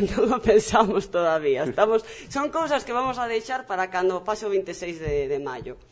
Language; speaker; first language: Galician; non-native, local second language; Spanish